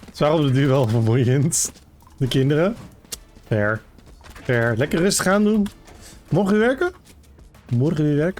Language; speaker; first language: Dutch; native; Dutch